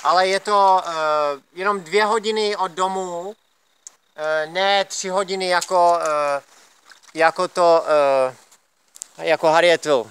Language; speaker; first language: Czech; early bilingual, heritage; Czech